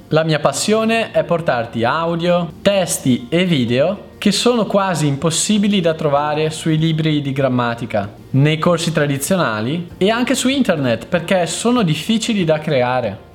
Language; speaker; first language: Italian; native; Italian